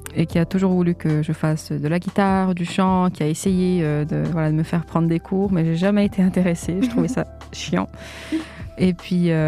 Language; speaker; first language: French; early bilingual, other home language; Portuguese